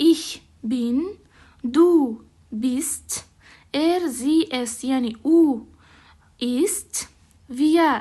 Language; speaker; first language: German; non-native, fluent; Uzbek